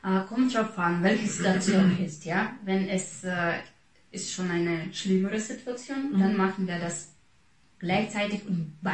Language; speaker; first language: German; non-native, fluent; Russian